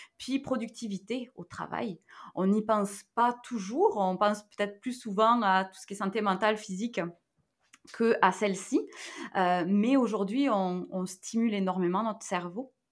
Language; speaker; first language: French; native; French